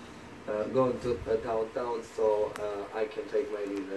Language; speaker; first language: English; non-native, fluent; Russian